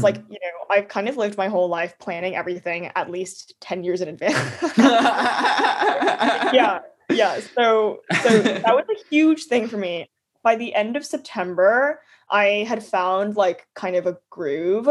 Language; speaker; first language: English; native; English